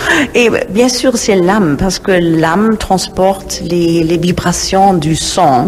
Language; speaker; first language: French; non-native, fluent; German